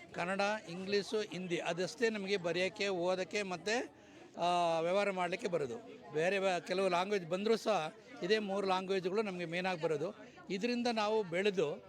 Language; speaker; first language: Kannada; native; Kannada